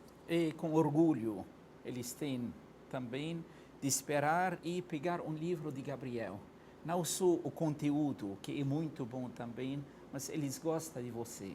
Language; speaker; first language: Portuguese; non-native, fluent; Arabic